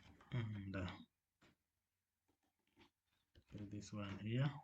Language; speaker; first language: English; non-native, fluent; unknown